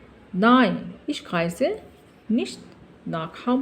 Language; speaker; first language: German; non-native, learner; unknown